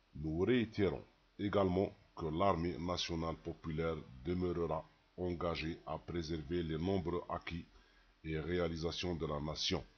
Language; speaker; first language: French; non-native, local second language; Arabic